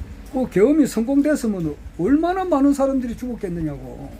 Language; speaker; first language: Korean; native; Korean